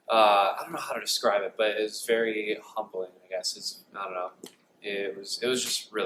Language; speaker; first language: English; native; English